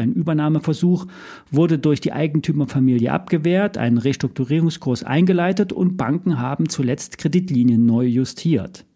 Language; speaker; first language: German; native; German